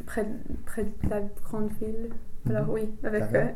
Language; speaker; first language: French; non-native, learner; English